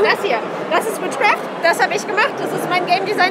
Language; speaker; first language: German; native; German